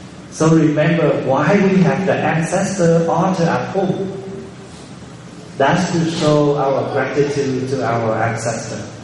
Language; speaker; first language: English; non-native, fluent; Vietnamese